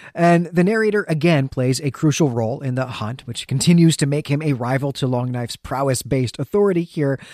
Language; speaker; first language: English; native; English